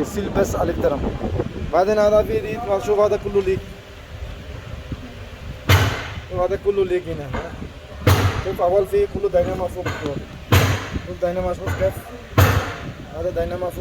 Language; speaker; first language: Arabic; non-native, learner; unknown